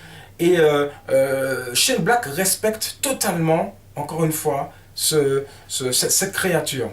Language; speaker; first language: French; native; French